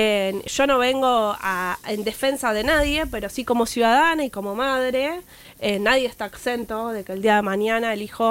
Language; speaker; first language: Spanish; native; Spanish